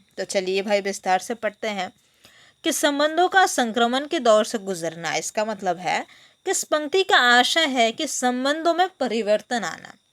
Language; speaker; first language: Hindi; non-native, local second language; Bangla